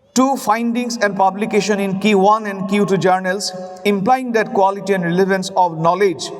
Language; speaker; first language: English; non-native, local second language; Assamese